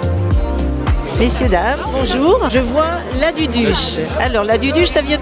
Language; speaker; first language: French; native; French